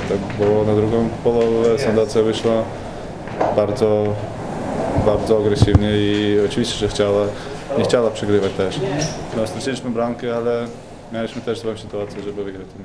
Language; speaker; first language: Polish; non-native, fluent; Latvian